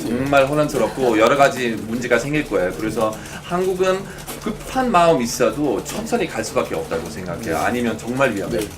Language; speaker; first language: Korean; non-native, fluent; German